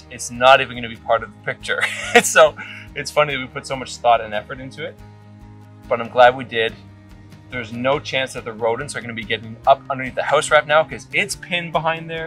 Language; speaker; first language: English; native; English